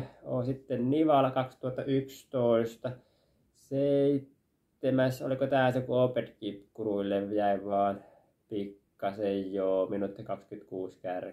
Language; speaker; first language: Finnish; native; Finnish